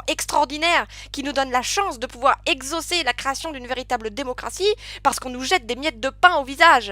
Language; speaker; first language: French; native; French